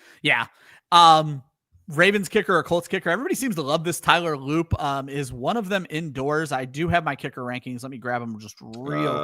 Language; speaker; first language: English; native; English